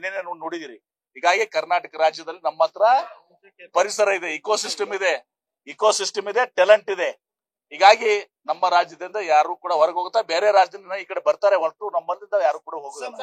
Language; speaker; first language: Kannada; native; Kannada